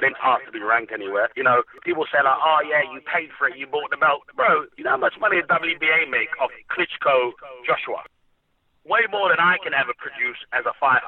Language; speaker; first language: English; native; English